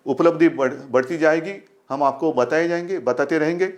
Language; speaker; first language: Hindi; non-native, local second language; Marathi